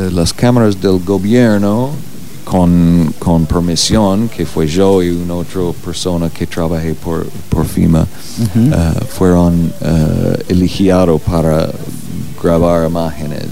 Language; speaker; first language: Spanish; non-native, learner; English